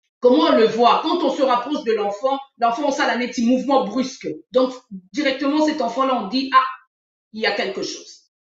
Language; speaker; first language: French; non-native, local second language; Lingala